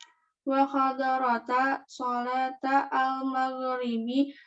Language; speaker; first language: Arabic; non-native, learner; Indonesian